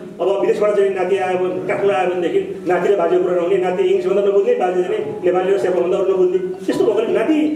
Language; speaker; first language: Nepali; non-native, local second language; Sherpa